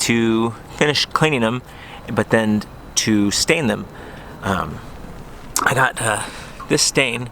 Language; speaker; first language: English; native; English